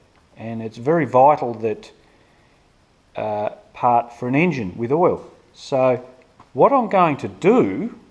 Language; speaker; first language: English; native; English